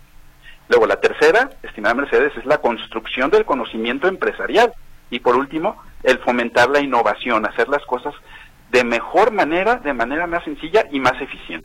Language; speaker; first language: Spanish; native; Spanish